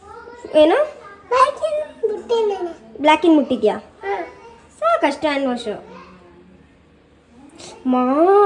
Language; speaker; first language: Kannada; native; Kannada